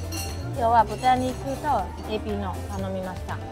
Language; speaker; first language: Japanese; non-native, fluent; Chinese